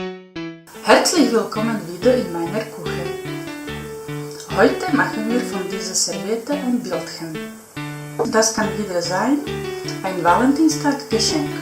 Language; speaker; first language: German; non-native, learner; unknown